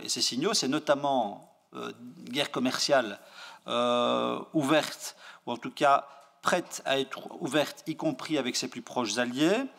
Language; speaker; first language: French; native; French